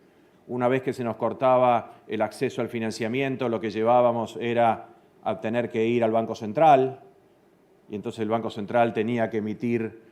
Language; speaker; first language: Spanish; native; Spanish